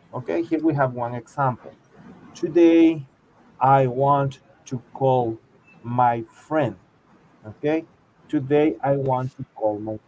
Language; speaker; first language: English; non-native, fluent; Spanish